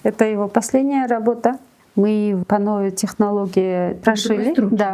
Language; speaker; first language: Russian; non-native, local second language; Kyrgyz